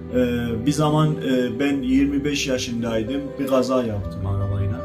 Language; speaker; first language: Turkish; non-native, fluent; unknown